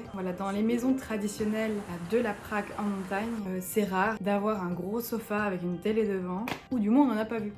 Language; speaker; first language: French; native; French